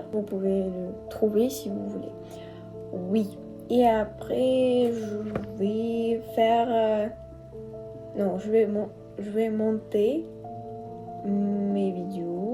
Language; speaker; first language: French; non-native, learner; Russian